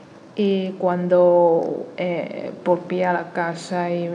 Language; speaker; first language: Spanish; non-native, learner; Chinese